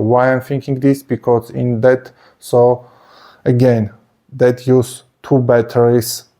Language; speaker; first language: English; non-native, fluent; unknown